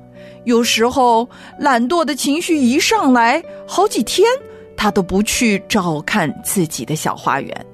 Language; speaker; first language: Chinese; native; Chinese